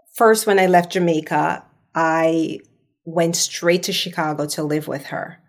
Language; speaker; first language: English; non-native, local second language; Jamaican Creole English